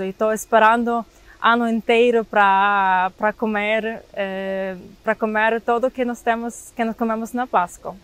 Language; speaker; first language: Portuguese; non-native, fluent; Ukrainian